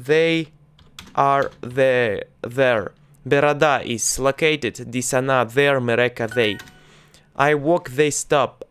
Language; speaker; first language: English; non-native, learner; Russian